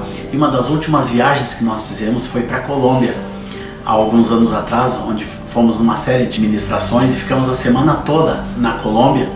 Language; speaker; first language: Portuguese; native; Portuguese